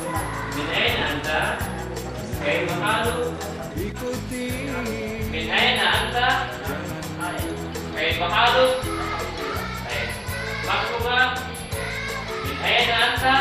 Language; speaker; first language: Arabic; non-native, learner; Indonesian